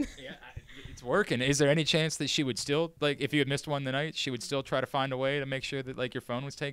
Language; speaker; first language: English; native; English